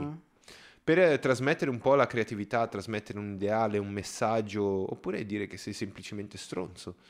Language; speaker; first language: Italian; native; Italian